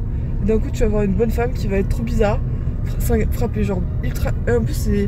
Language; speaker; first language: French; native; French